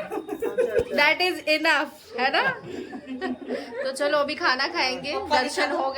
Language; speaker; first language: Hindi; native; Hindi